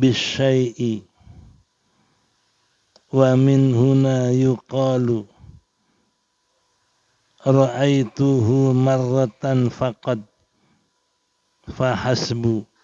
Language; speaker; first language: Arabic; non-native, fluent; Indonesian